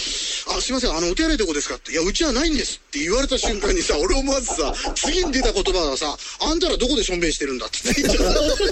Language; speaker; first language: Japanese; native; Japanese